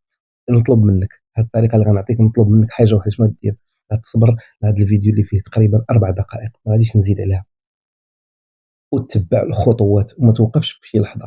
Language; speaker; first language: Arabic; native; Arabic